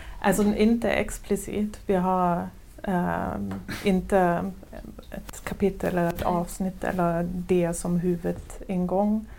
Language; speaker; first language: Swedish; non-native, fluent; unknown